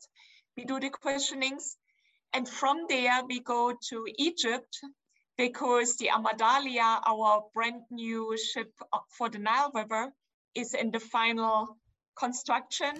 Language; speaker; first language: English; non-native, fluent; German